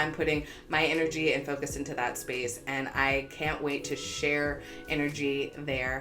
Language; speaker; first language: English; native; English